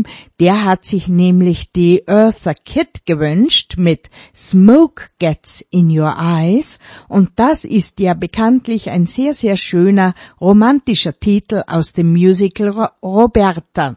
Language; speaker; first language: German; native; German